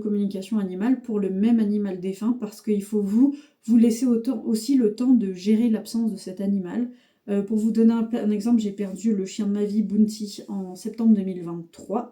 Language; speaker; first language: French; native; French